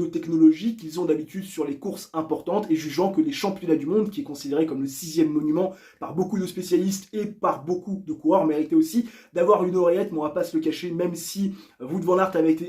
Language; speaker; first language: French; native; French